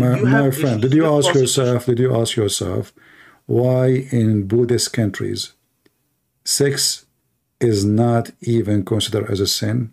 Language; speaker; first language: English; non-native, fluent; Arabic